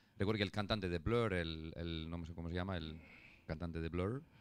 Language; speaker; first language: Spanish; non-native, fluent; Icelandic